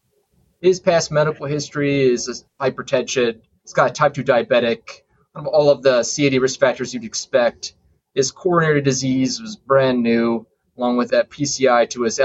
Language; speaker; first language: English; native; English